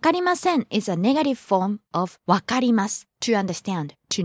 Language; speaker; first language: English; non-native, fluent; Japanese